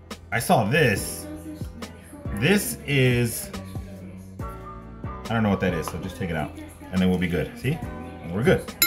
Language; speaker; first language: English; early bilingual, other home language; Spanish